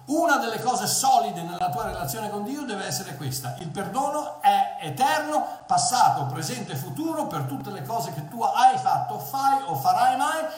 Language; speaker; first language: Italian; early bilingual, heritage; Italian